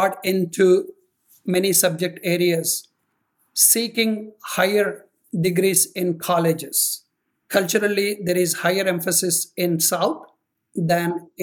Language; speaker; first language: English; non-native, local second language; Telugu